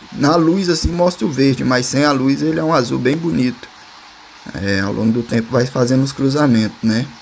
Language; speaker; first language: Portuguese; native; Portuguese